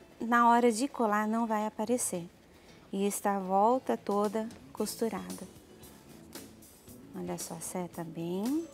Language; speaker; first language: Portuguese; native; Portuguese